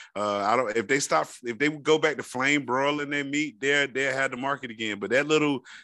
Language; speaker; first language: English; native; English